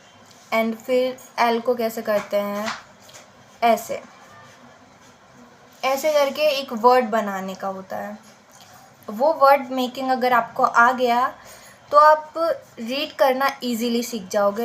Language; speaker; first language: Hindi; native; Hindi